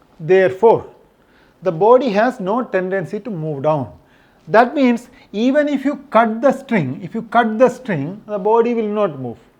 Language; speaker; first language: English; non-native, local second language; Malayalam